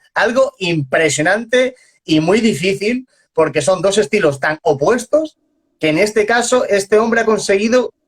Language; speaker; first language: Spanish; native; Spanish